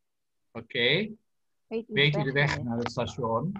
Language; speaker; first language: Dutch; non-native, learner; Indonesian